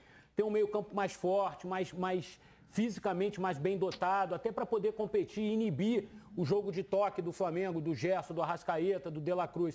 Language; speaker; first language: Portuguese; native; Portuguese